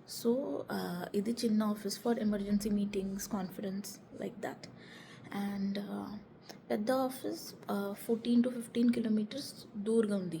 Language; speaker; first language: Telugu; non-native, learner; Marathi